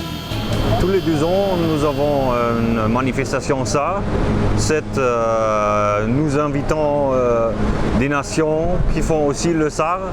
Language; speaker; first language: French; non-native, fluent; German